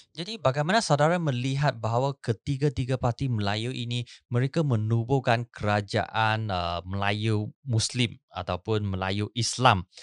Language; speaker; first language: Malay; non-native, local second language; Chinese